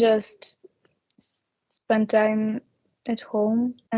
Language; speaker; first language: English; non-native, learner; Russian